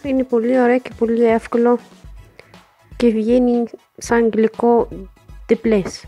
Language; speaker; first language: Greek; non-native, learner; Arabic